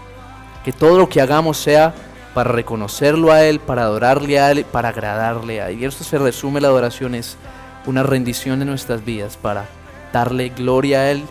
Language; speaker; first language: Spanish; native; Spanish